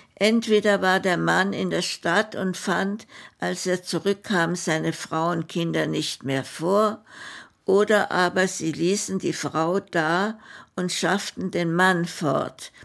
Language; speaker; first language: German; native; German